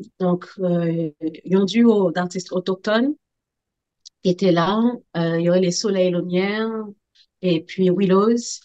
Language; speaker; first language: French; native; French